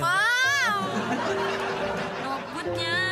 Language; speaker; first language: Vietnamese; non-native, learner; Indonesian